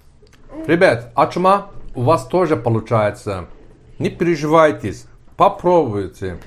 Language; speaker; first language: Russian; non-native, learner; Turkish